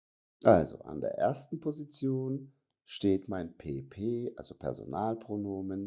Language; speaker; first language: German; non-native, fluent; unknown